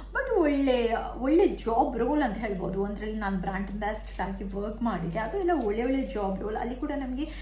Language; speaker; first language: Kannada; non-native, local second language; Tulu